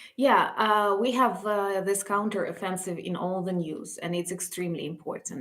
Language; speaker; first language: English; non-native, fluent; Ukrainian